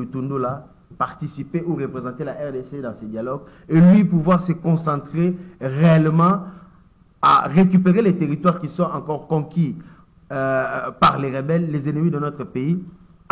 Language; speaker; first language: French; non-native, local second language; Lingala